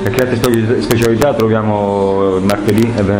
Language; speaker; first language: Italian; native; Italian